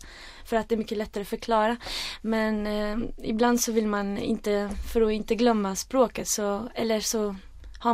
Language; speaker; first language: Swedish; early bilingual, other home language; Arabic